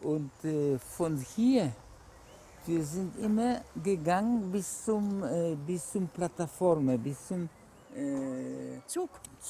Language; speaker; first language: German; non-native, learner; Polish